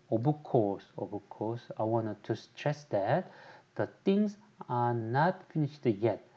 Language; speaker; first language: English; non-native, fluent; Korean